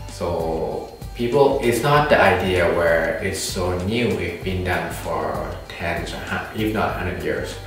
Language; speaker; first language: English; non-native, fluent; Thai